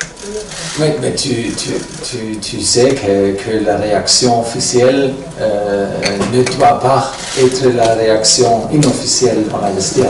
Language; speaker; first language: French; non-native, fluent; German